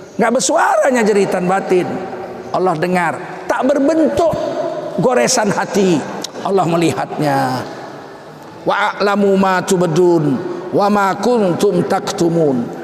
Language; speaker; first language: Indonesian; native; Indonesian